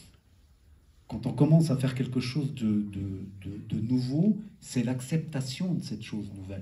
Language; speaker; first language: French; native; French